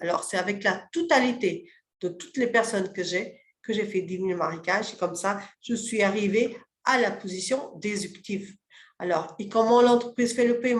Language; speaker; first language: French; early bilingual, other home language; Portuguese